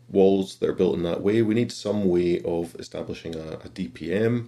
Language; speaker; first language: English; native; English